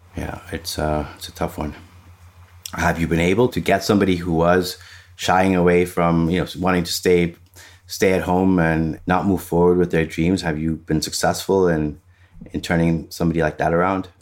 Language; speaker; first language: English; non-native, fluent; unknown